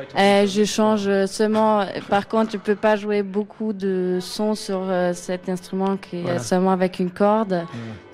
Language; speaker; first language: French; non-native, learner; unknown